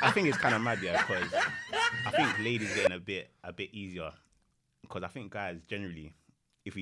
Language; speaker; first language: English; native; English